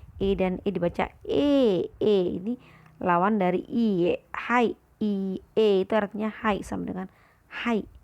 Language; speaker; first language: Indonesian; native; Indonesian